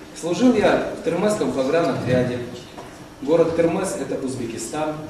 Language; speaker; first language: Russian; native; Russian